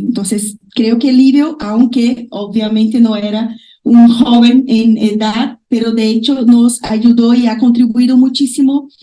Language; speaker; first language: Spanish; non-native, fluent; Portuguese